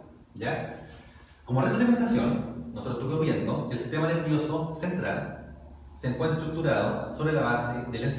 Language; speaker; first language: Spanish; native; Spanish